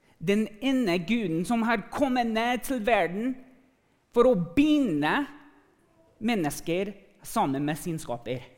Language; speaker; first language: Norwegian; non-native, fluent; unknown